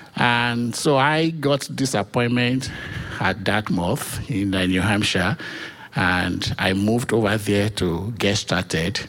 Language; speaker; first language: English; non-native, local second language; Yoruba